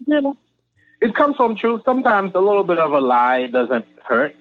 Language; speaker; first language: English; non-native, fluent; Haitian Creole